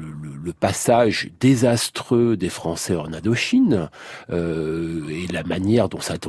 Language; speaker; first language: French; native; French